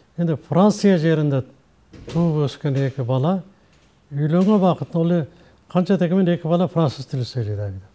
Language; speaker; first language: Kazakh; early bilingual, heritage; Kazakh